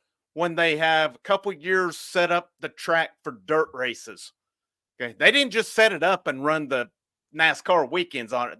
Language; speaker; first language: English; native; English